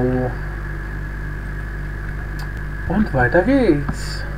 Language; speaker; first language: German; native; German